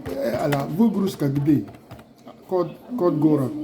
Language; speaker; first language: Russian; non-native, learner; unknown